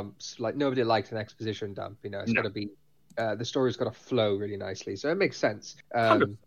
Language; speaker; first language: English; native; English